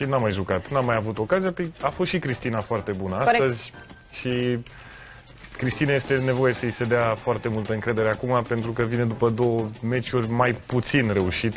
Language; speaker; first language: Romanian; native; Romanian